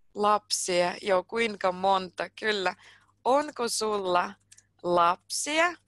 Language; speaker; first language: Finnish; non-native, fluent; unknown